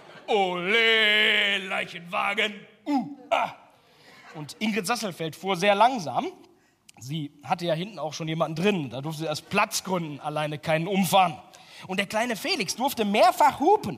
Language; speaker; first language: German; native; German